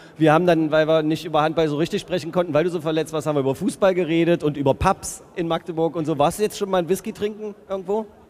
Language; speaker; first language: German; native; German